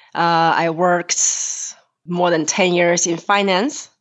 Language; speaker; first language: English; non-native, fluent; Chinese